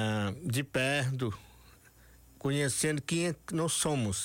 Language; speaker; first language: Portuguese; non-native, local second language; Yanomámi